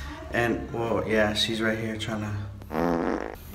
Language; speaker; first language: English; early bilingual, other home language; Spanish